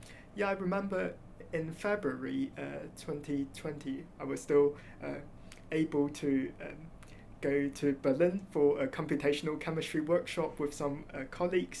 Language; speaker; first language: English; non-native, local second language; Cantonese